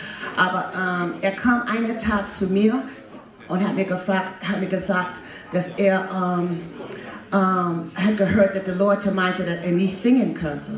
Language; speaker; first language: German; non-native, fluent; English